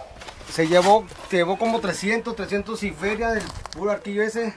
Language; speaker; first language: Spanish; native; Spanish